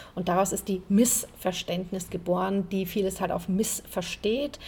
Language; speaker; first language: German; native; German